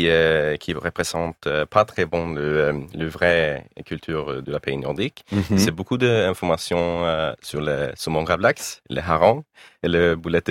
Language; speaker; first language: French; non-native, learner; Swedish